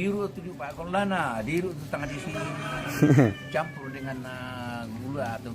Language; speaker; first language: Indonesian; non-native, local second language; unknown